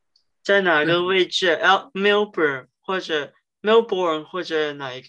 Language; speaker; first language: Chinese; early bilingual, heritage; Cantonese